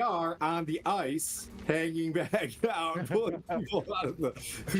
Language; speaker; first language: English; native; English